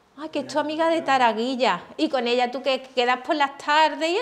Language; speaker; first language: Spanish; native; Spanish